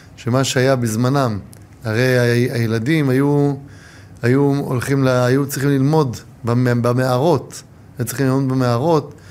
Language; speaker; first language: Hebrew; native; Hebrew